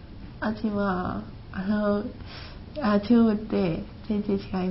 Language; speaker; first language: Japanese; non-native, learner; Chinese